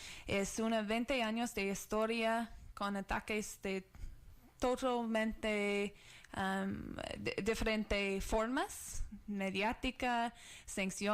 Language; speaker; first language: Spanish; non-native, learner; English